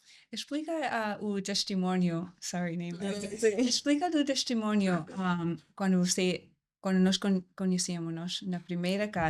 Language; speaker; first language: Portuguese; non-native, learner; English